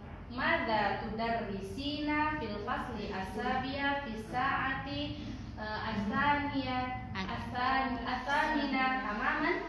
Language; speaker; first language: Arabic; non-native, learner; Indonesian